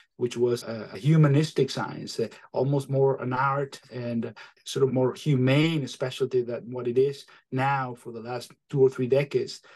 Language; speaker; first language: English; non-native, fluent; Spanish